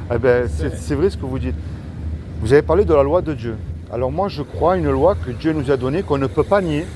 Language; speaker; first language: French; native; French